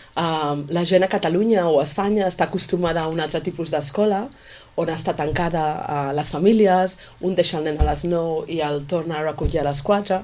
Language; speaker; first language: Catalan; non-native, fluent; English